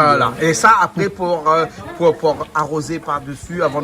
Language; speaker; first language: French; native; French